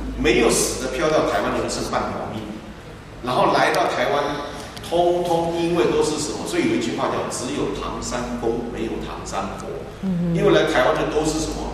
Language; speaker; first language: Chinese; native; Chinese